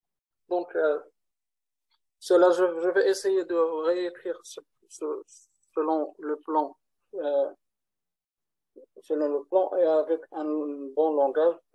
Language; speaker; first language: French; non-native, learner; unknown